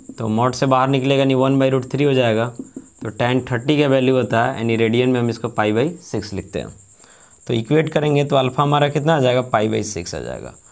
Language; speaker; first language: Hindi; native; Hindi